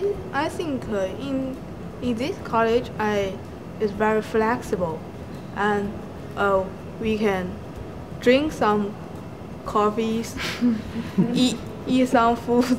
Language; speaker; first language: English; non-native, learner; Chinese